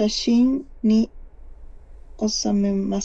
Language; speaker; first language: Japanese; non-native, learner; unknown